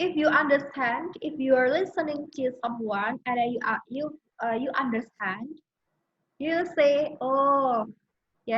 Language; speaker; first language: English; non-native, fluent; Indonesian